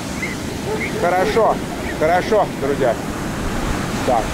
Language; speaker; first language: Russian; native; Russian